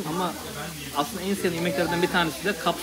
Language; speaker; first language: Turkish; native; Turkish